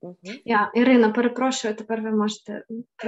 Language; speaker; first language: Ukrainian; native; Ukrainian